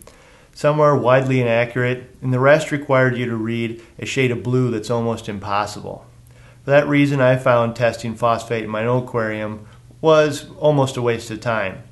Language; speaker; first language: English; native; English